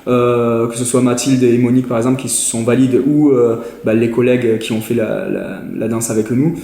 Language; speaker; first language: French; native; French